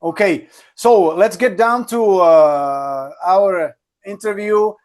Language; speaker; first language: English; non-native, fluent; Czech